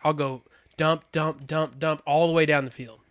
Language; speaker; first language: English; native; English